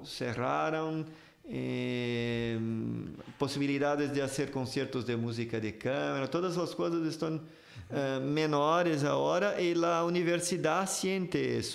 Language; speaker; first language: Spanish; non-native, fluent; Portuguese